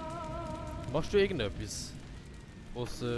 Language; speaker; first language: German; native; German